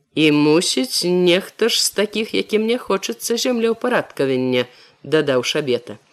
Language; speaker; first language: Belarusian; native; Belarusian